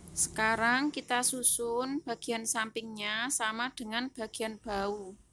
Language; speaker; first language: Indonesian; native; Indonesian